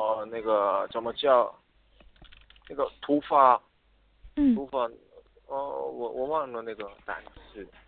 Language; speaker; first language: Chinese; non-native, learner; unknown